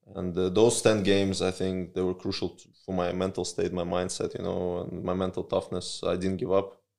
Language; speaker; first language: English; early bilingual, other home language; Russian